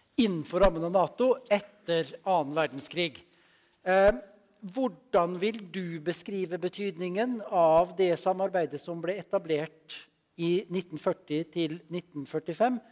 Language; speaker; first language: Norwegian; native; Norwegian